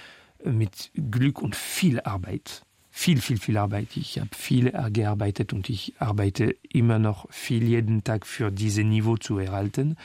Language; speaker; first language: German; non-native, fluent; French